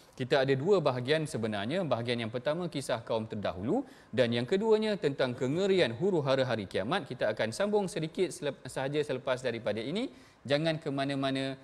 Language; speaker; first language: Malay; native; Malay